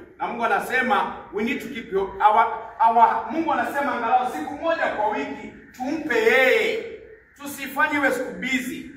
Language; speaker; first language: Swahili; native; Swahili